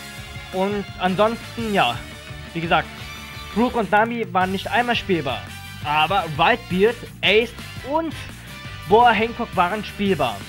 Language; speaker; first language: German; native; German